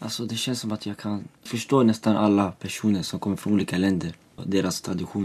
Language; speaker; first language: Swedish; early bilingual, other home language; Arabic